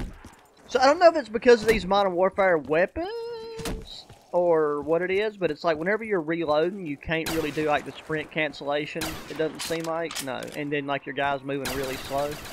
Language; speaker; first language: English; native; English